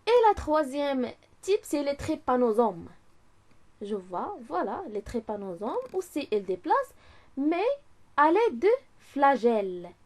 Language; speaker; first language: French; non-native, local second language; Arabic